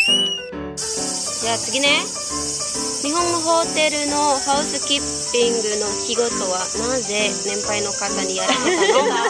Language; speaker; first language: Japanese; non-native, fluent; Indonesian